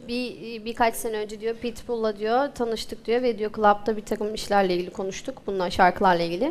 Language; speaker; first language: Turkish; native; Turkish